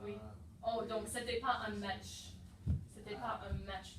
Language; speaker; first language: French; non-native, fluent; English